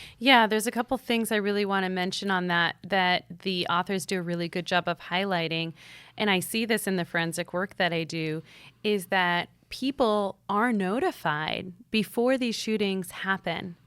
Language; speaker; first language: English; native; English